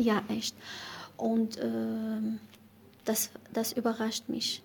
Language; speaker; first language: German; non-native, learner; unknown